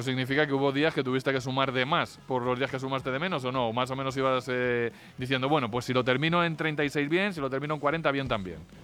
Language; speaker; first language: Spanish; native; Spanish